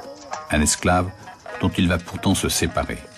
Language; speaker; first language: French; native; French